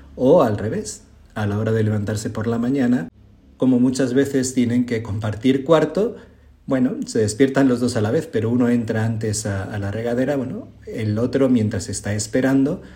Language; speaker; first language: Spanish; native; Spanish